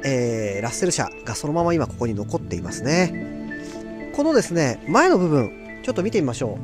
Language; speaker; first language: Japanese; native; Japanese